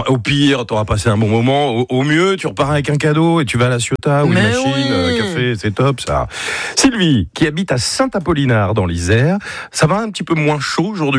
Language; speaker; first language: French; native; French